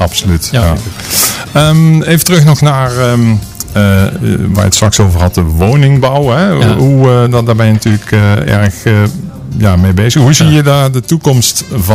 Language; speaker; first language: Dutch; native; Dutch